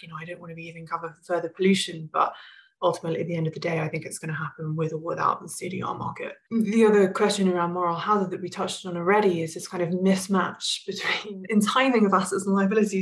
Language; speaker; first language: English; native; English